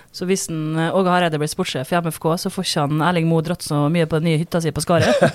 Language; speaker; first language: Norwegian; native; Norwegian